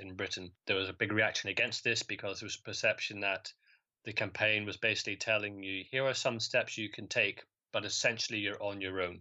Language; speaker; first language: English; native; English